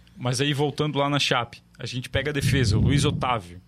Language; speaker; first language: Portuguese; native; Portuguese